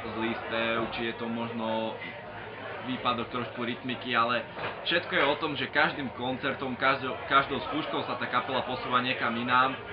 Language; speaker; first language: Slovak; native; Slovak